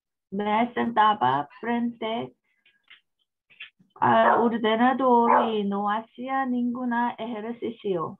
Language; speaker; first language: Spanish; non-native, learner; Korean